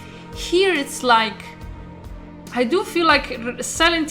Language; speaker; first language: English; non-native, fluent; Italian